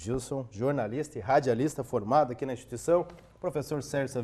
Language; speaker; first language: Portuguese; native; Portuguese